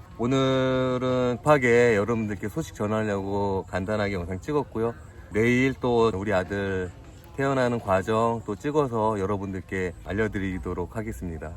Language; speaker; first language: Korean; native; Korean